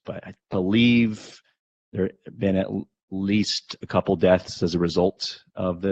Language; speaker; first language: English; native; English